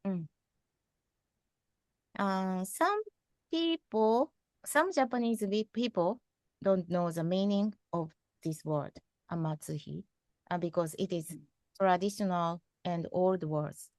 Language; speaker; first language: English; non-native, fluent; Japanese